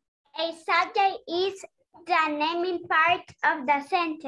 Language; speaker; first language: English; non-native, learner; Spanish